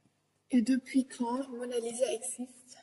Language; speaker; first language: French; non-native, learner; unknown